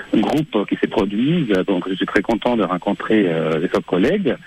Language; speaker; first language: French; non-native, fluent; Spanish